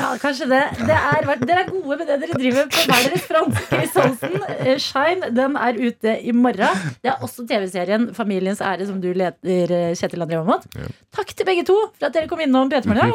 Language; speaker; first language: Norwegian; native; Norwegian